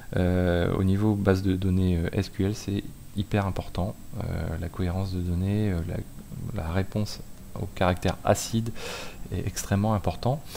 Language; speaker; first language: French; native; French